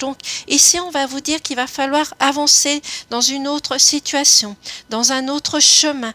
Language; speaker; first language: French; native; French